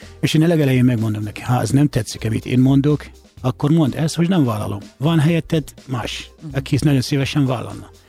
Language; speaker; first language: Hungarian; non-native, fluent; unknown